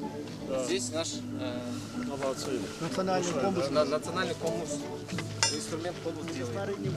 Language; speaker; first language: Russian; non-native, local second language; Kyrgyz